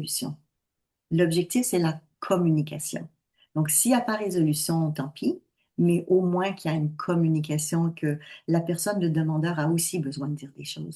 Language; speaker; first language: French; native; French